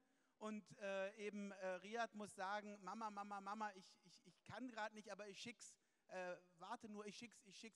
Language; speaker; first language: German; native; German